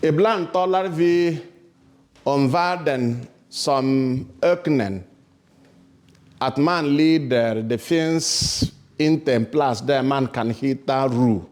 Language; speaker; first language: Swedish; non-native, fluent; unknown